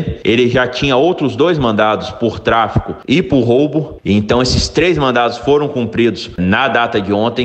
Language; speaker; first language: Portuguese; native; Portuguese